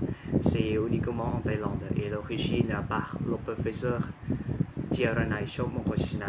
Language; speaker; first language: French; non-native, learner; Thai